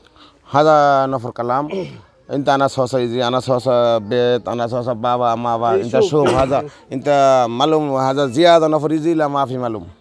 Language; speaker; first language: Arabic; non-native, learner; Bangla